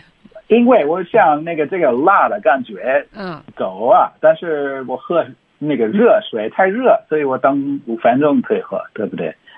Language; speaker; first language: Chinese; non-native, learner; English